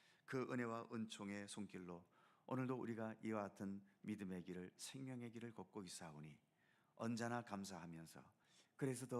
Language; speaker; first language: Korean; native; Korean